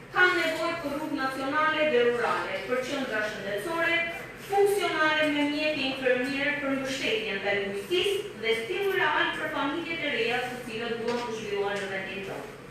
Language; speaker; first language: Albanian; native; Albanian